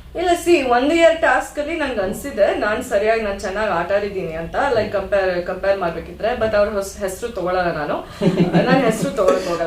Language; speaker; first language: Kannada; non-native, learner; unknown